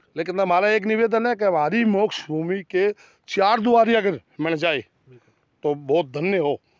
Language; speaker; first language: Hindi; native; Hindi